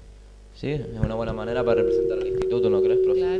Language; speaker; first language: Spanish; native; Spanish